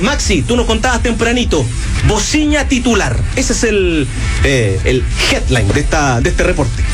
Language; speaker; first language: Spanish; native; Spanish